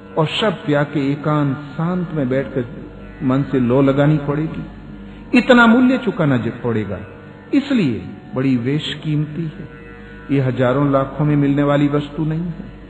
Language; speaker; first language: Hindi; native; Hindi